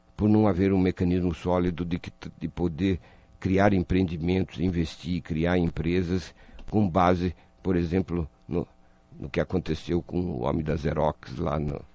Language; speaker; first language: Portuguese; native; Portuguese